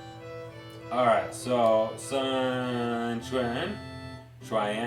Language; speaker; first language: English; native; English